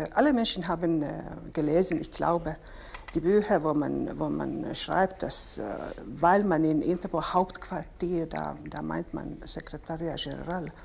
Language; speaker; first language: German; non-native, fluent; Finnish